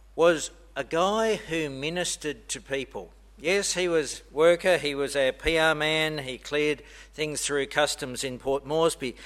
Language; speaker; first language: English; native; English